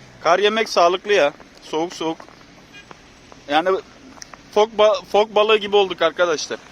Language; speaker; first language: Turkish; native; Turkish